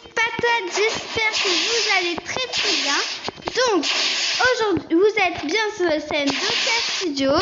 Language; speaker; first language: French; native; French